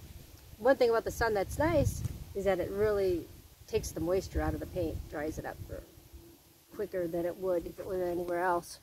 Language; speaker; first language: English; native; English